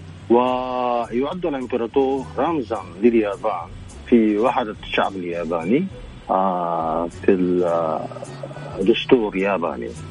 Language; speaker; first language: Arabic; non-native, fluent; Japanese